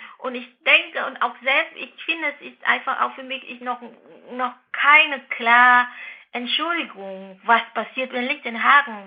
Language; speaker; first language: German; non-native, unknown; Vietnamese